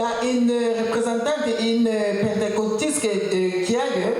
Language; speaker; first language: Danish; non-native, learner; French